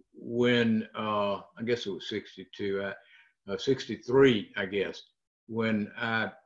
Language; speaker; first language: English; native; English